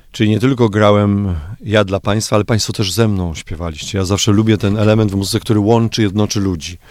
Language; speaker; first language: Polish; native; Polish